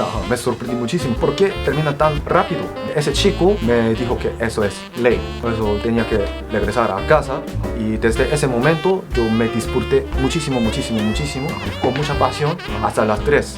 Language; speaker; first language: Spanish; non-native, fluent; Korean